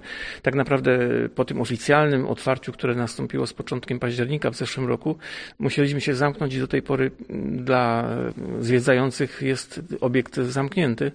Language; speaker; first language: Polish; native; Polish